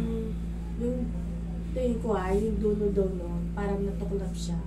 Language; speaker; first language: Filipino; native; Filipino